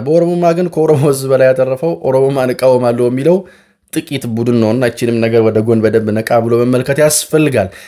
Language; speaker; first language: Amharic; native; Amharic